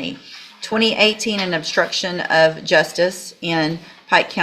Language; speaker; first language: English; native; English